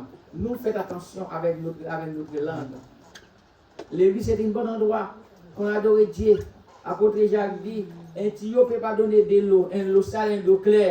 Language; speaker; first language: French; non-native, local second language; Haitian Creole